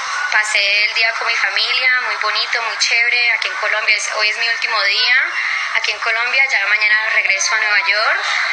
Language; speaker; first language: Spanish; early bilingual, heritage; Spanish